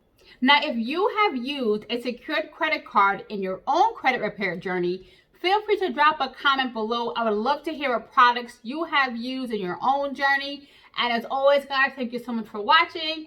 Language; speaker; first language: English; native; English